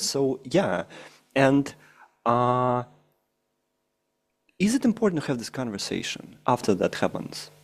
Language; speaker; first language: English; non-native, fluent; Russian